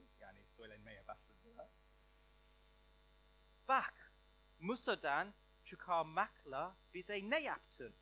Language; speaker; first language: Turkish; non-native, learner; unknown